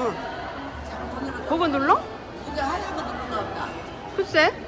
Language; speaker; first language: Korean; native; Korean